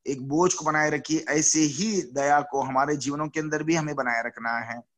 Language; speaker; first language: Hindi; non-native, local second language; Telugu